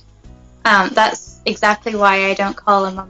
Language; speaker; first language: English; native; English